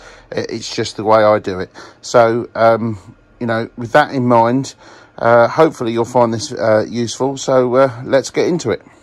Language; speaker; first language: English; native; English